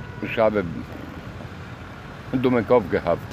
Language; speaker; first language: German; non-native, learner; Bosnian